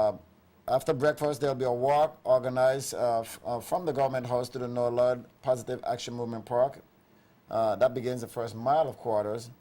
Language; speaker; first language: English; native; English